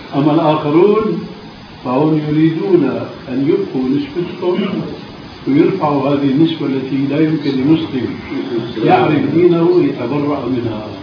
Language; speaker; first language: Arabic; early bilingual, other home language; Albanian